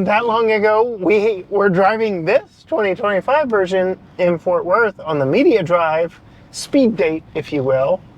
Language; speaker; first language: English; native; English